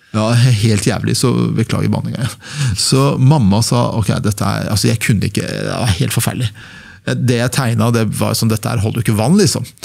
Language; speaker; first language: Norwegian; early bilingual, other home language; Persian